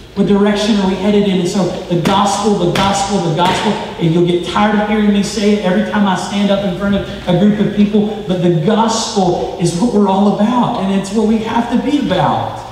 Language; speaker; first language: English; native; English